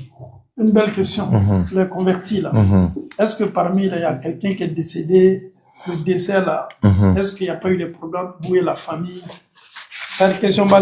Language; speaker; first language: French; non-native, local second language; Bambara